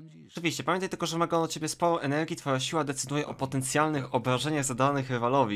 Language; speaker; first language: Polish; native; Polish